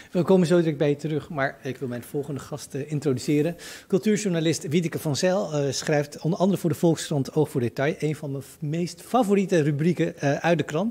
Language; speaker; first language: Dutch; native; Dutch